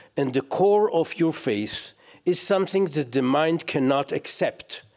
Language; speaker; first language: English; non-native, fluent; Hebrew